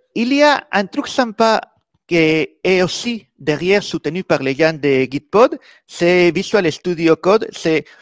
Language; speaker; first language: French; non-native, fluent; Spanish